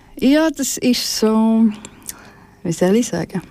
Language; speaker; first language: German; native; German